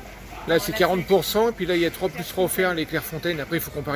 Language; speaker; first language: French; native; French